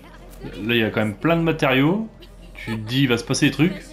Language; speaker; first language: French; native; French